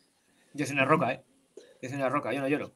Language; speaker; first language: Spanish; native; Spanish